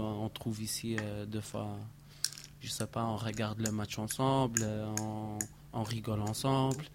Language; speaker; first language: French; non-native, fluent; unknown